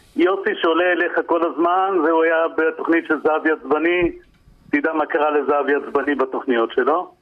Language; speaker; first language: Hebrew; native; Hebrew